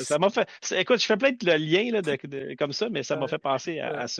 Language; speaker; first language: French; native; French